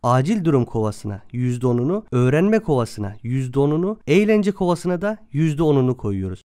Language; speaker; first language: Turkish; native; Turkish